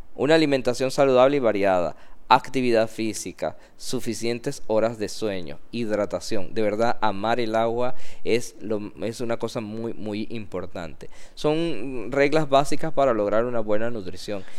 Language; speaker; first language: Spanish; native; Spanish